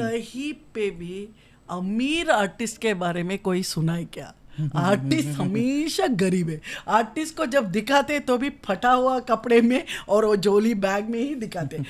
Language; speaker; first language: Hindi; non-native, local second language; Kannada